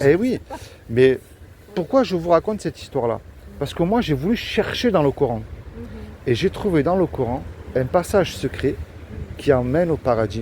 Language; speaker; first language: French; native; French